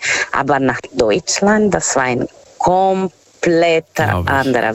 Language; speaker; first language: German; non-native, learner; Portuguese